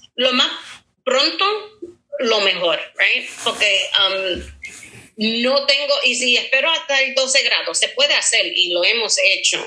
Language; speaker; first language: Spanish; early bilingual, heritage; Spanish